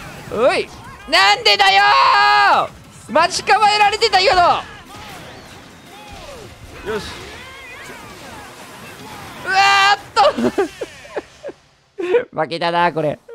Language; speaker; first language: Japanese; native; Japanese